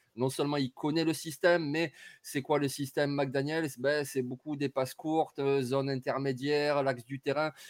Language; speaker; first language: French; native; French